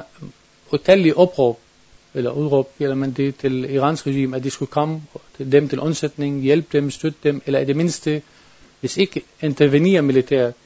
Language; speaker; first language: Danish; non-native, learner; Arabic